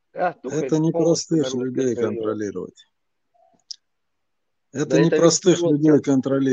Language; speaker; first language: Russian; non-native, local second language; Chechen